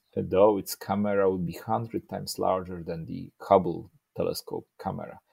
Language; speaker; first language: English; non-native, fluent; Polish